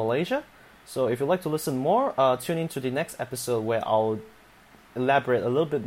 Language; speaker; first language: English; non-native, local second language; Chinese